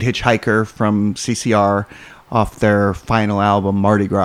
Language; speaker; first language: English; native; English